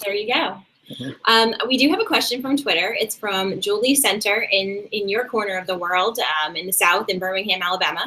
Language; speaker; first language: English; native; English